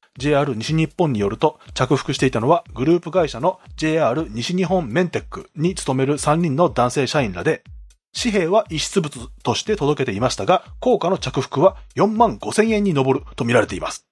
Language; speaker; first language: Japanese; native; Japanese